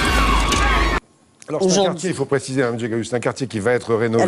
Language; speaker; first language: French; native; French